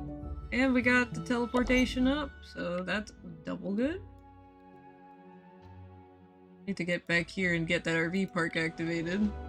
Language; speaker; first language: English; native; English